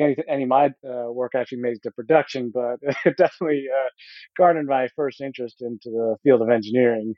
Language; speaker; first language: English; native; English